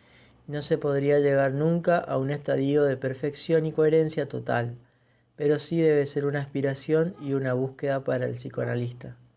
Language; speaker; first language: Spanish; native; Spanish